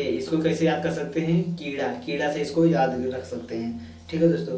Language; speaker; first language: Hindi; native; Hindi